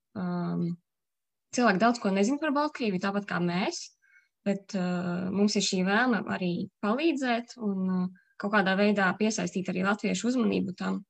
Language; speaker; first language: Latvian; native; Latvian